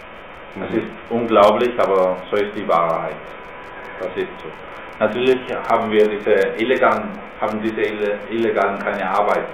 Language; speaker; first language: German; non-native, fluent; Spanish